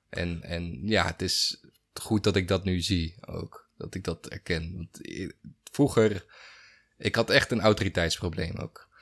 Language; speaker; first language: Dutch; native; Dutch